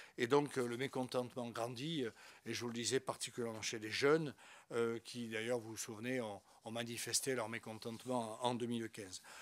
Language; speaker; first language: French; native; French